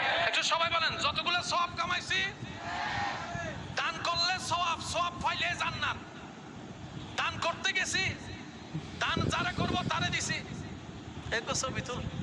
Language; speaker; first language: Bangla; non-native, local second language; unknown